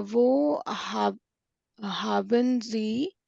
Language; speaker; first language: German; non-native, learner; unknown